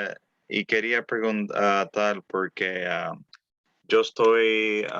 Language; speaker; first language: Spanish; early bilingual, heritage; Spanish